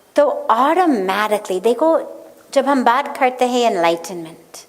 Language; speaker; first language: Hindi; non-native, fluent; English